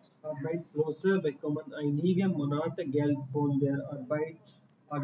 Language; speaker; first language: German; non-native, learner; Hindi